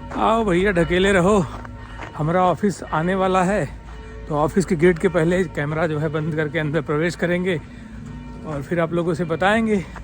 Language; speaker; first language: Hindi; native; Hindi